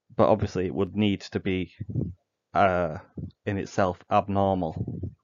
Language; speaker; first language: English; native; English